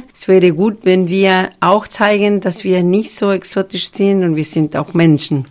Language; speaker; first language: German; non-native, fluent; Spanish